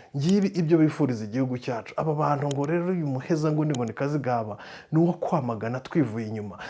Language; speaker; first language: Kinyarwanda; native; Kinyarwanda